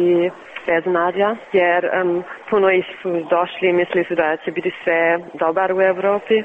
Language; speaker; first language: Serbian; early bilingual, heritage; Serbian